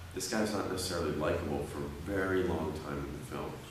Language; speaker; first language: English; native; English